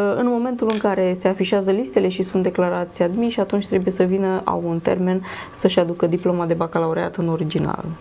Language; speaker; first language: Romanian; native; Romanian